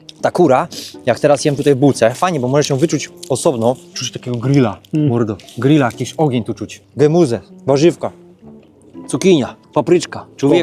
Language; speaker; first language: Polish; native; Polish